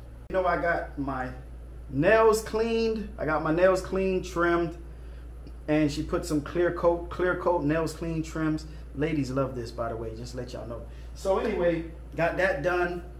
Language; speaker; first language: English; native; English